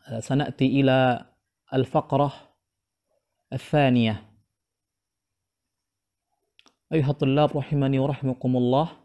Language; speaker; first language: Arabic; non-native, fluent; Indonesian